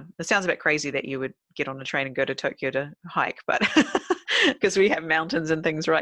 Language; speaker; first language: English; native; English